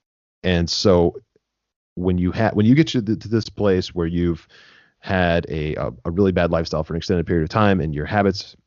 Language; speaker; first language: English; native; English